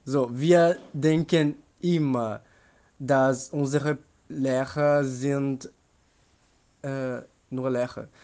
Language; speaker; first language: German; non-native, learner; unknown